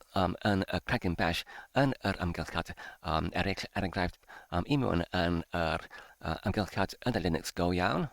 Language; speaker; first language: Welsh; non-native, fluent; English